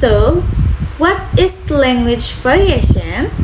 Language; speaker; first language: English; non-native, local second language; Indonesian